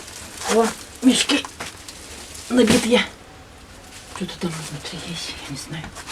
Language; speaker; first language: Russian; non-native, local second language; Yakut